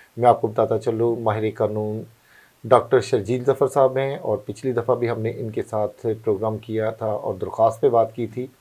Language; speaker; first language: Urdu; non-native, local second language; Punjabi